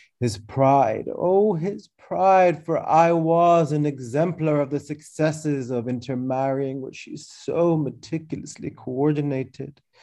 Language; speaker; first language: English; early bilingual, other home language; Arabic